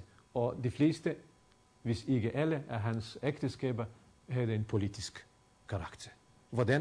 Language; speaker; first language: Danish; non-native, fluent; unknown